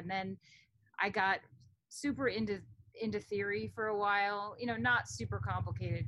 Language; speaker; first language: English; native; English